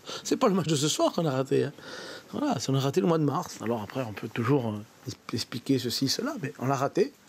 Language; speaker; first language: French; native; French